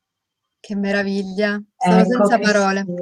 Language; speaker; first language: Italian; native; Italian